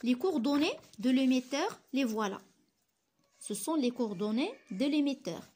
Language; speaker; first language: French; non-native, local second language; Arabic